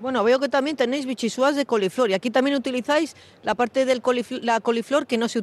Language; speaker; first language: Spanish; native; Spanish